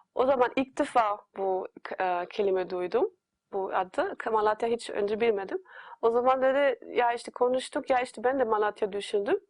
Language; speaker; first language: Turkish; non-native, fluent; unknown